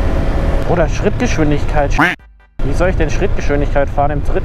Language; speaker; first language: German; native; German